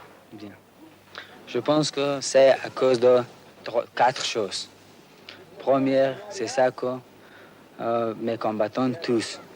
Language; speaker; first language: French; non-native, learner; Persian